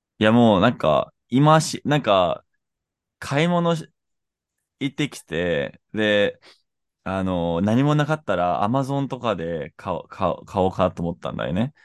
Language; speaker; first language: Japanese; non-native, fluent; English